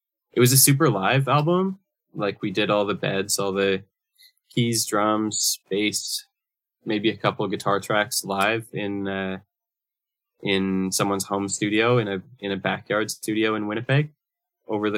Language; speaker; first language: English; native; English